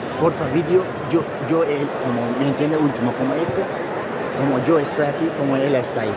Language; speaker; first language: Spanish; non-native, learner; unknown